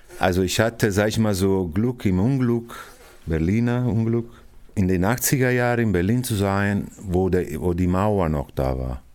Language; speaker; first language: German; non-native, fluent; Italian